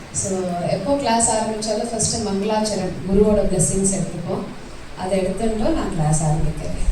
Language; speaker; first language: Tamil; early bilingual, heritage; Tamil